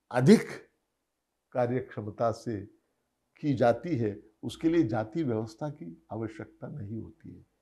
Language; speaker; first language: Hindi; non-native, local second language; Marathi